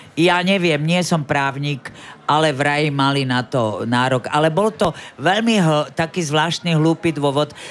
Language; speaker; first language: Slovak; native; Slovak